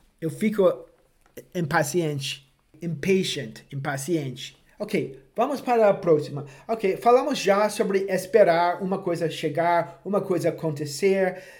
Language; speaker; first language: Portuguese; non-native, fluent; English